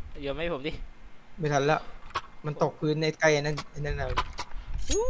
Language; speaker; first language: Thai; native; Thai